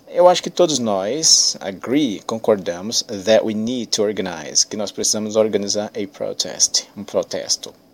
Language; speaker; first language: Portuguese; native; Portuguese